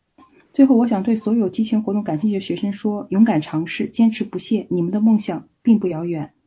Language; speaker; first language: Chinese; native; Chinese